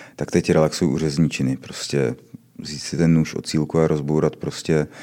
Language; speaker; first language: Czech; native; Czech